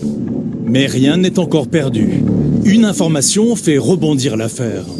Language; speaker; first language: French; native; French